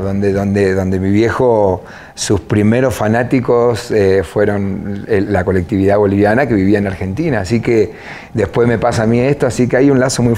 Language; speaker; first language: Spanish; native; Spanish